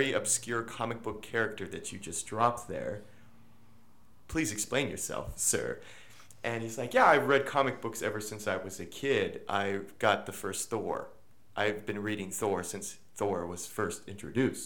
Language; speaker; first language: English; native; English